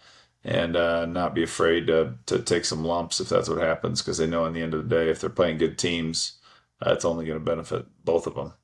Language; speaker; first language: English; native; English